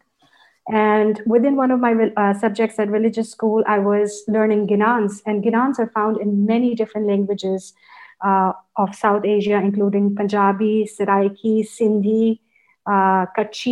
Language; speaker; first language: English; non-native, local second language; Urdu